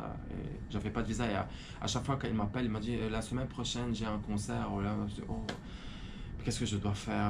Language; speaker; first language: French; non-native, fluent; Arabic